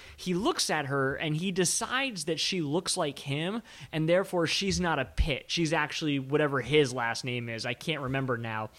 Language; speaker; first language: English; native; English